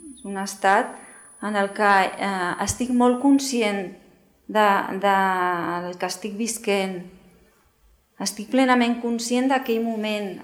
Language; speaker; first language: Catalan; non-native, local second language; Spanish